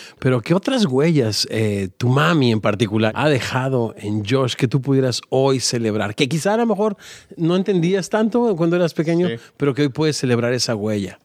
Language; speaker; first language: Spanish; native; Spanish